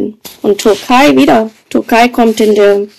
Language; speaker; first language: German; non-native, fluent; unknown